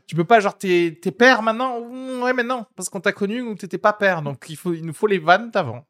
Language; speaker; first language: French; early bilingual, other home language; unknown